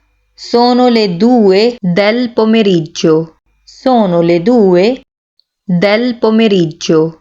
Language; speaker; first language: Italian; non-native, fluent; Urdu